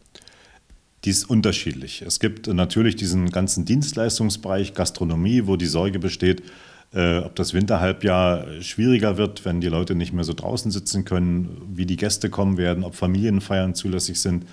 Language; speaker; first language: German; native; German